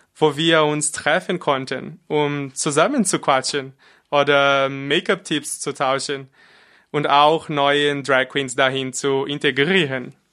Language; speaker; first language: German; non-native, learner; Portuguese